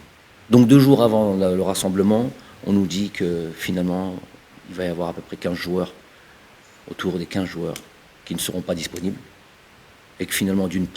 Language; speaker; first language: French; early bilingual, other home language; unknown